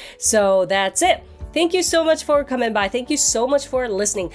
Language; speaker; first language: English; non-native, fluent; Japanese